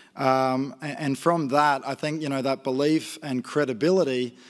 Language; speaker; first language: English; native; English